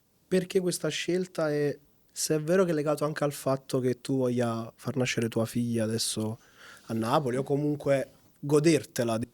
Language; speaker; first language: Italian; native; Italian